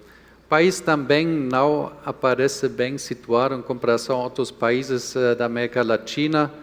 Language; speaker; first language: Portuguese; non-native, fluent; German